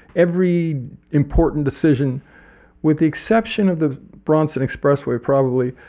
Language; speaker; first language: English; native; English